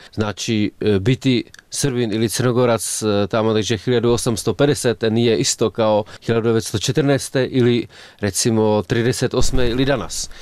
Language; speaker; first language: Croatian; native; Croatian